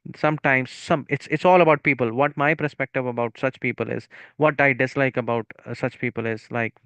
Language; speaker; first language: English; non-native, local second language; Punjabi